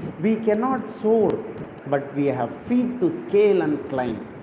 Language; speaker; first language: English; non-native, local second language; Tamil